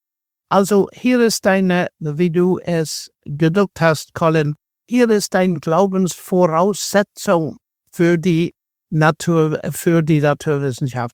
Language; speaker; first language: German; non-native, fluent; English